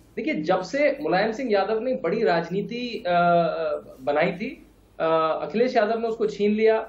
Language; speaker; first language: Hindi; native; Hindi